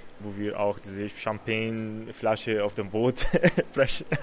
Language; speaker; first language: German; non-native, learner; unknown